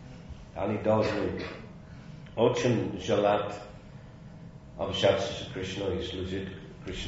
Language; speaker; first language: Russian; non-native, fluent; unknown